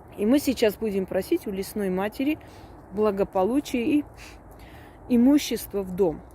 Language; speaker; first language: Russian; non-native, local second language; Armenian